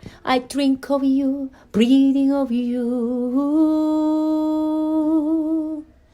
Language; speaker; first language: English; non-native, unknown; Korean